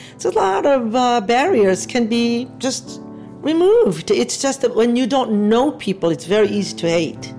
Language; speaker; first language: English; non-native, fluent; Korean